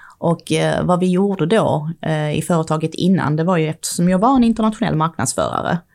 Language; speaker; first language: Swedish; early bilingual, other home language; Czech